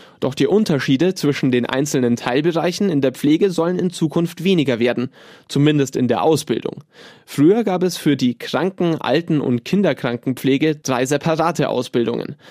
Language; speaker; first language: German; native; German